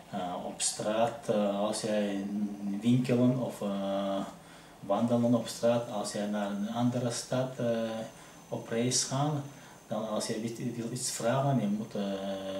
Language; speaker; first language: Dutch; non-native, learner; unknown